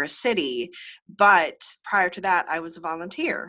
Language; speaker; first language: English; native; English